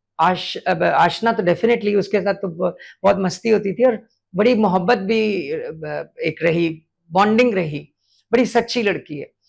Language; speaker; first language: Hindi; native; Hindi